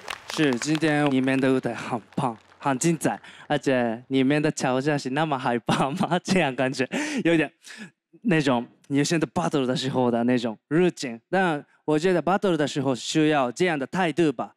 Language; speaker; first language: Chinese; non-native, learner; Japanese